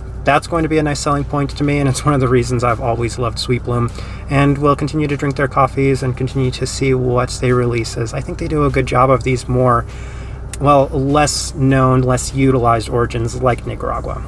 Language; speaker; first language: English; native; English